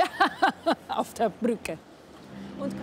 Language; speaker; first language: German; non-native, fluent; Italian